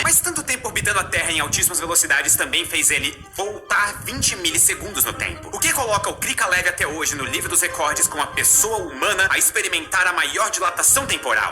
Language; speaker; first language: Portuguese; native; Portuguese